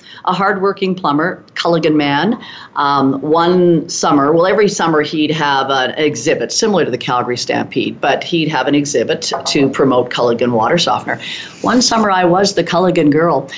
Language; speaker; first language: English; native; English